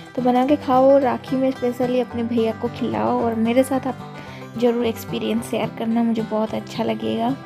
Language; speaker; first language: Hindi; non-native, local second language; Odia